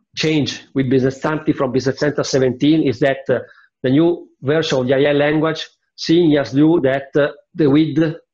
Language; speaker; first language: English; non-native, fluent; Italian